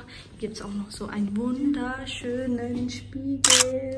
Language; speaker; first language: German; early bilingual, other home language; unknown